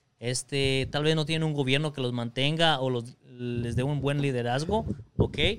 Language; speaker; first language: Spanish; early bilingual, other home language; English